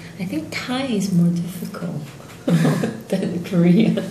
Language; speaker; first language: English; non-native, fluent; Korean